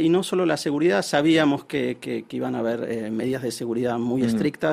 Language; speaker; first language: Spanish; native; Spanish